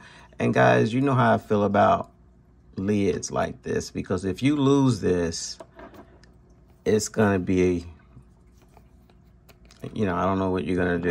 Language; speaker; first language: English; native; English